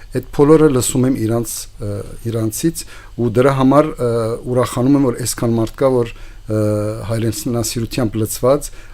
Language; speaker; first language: Armenian; early bilingual, heritage; Armenian